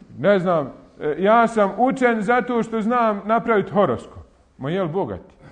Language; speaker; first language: Bosnian; native; Bosnian